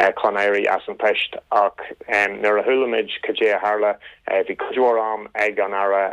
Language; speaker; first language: Irish; non-native, local second language; English